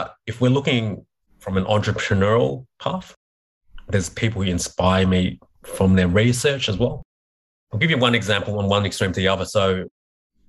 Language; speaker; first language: English; native; English